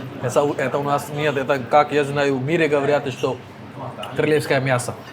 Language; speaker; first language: Russian; non-native, learner; Hindi